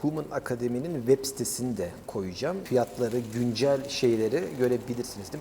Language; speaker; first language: Turkish; native; Turkish